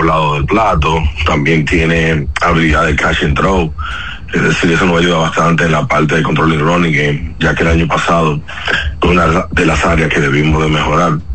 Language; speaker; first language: Spanish; native; Spanish